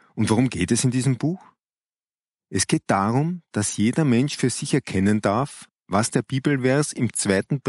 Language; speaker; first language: German; native; German